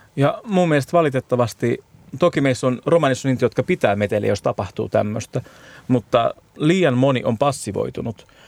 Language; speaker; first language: Finnish; native; Finnish